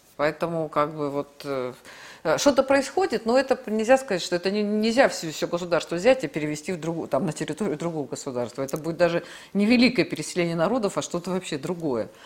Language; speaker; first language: Russian; native; Russian